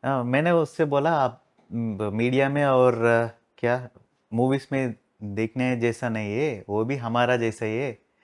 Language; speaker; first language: Hindi; non-native, local second language; Telugu